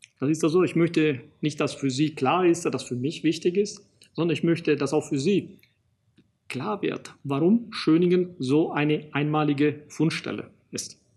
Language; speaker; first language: German; non-native, fluent; Italian